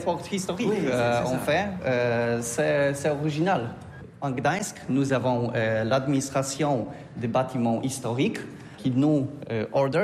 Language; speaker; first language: French; non-native, learner; Polish